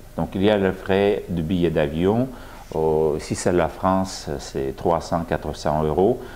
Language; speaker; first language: French; non-native, fluent; Russian